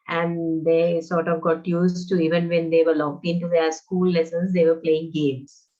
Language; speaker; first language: English; non-native, local second language; Sinhala